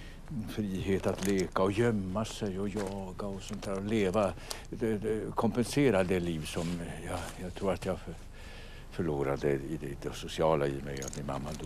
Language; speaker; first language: Swedish; native; Swedish